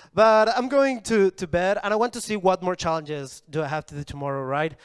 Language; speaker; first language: English; non-native, fluent; Spanish